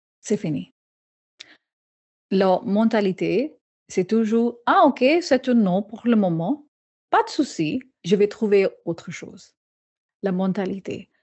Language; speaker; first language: French; non-native, learner; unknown